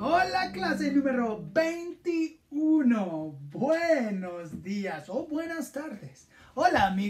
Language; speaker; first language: Spanish; non-native, fluent; English